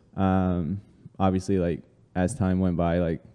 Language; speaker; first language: English; early bilingual, other home language; Spanish